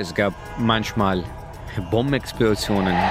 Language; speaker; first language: German; non-native, learner; Persian